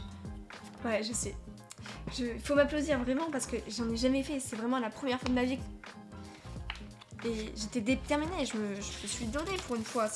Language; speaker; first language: French; native; French